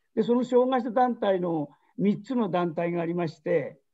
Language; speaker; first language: Japanese; native; Japanese